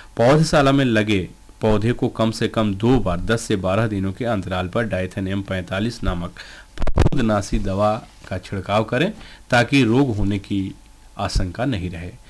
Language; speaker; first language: Hindi; native; Hindi